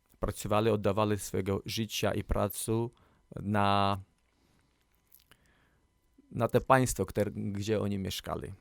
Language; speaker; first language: Polish; non-native, learner; Armenian